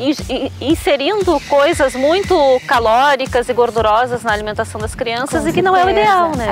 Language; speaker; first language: Portuguese; native; Portuguese